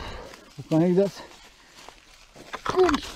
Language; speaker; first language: German; non-native, learner; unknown